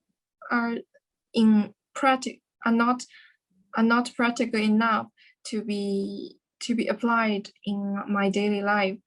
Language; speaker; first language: English; non-native, learner; Chinese